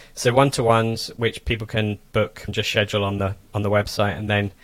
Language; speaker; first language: English; native; English